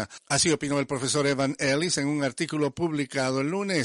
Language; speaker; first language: Spanish; native; Spanish